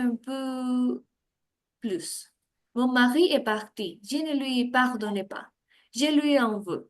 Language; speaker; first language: French; non-native, learner; Spanish